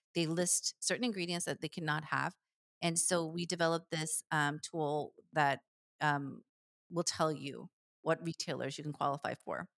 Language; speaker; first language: English; early bilingual, other home language; Korean